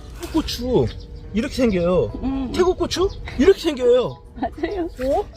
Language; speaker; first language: Korean; non-native, learner; Thai